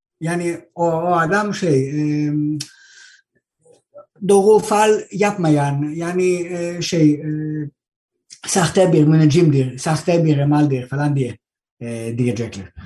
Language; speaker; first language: Turkish; non-native, learner; Greek